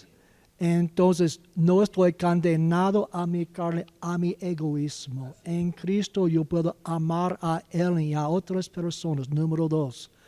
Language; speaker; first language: Spanish; non-native, learner; English